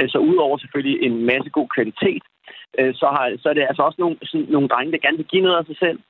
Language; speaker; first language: Danish; early bilingual, other home language; Persian